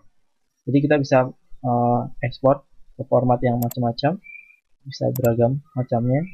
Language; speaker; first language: Indonesian; native; Indonesian